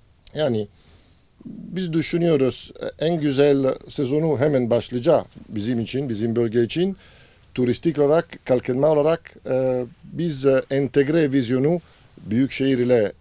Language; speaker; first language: Turkish; non-native, learner; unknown